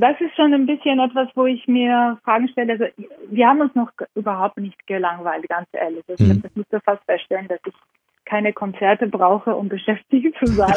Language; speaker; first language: German; non-native, fluent; Georgian